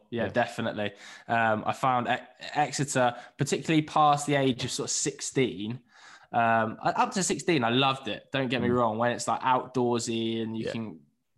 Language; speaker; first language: English; native; English